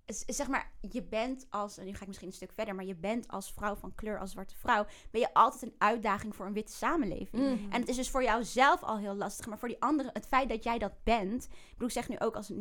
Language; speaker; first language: Dutch; native; Dutch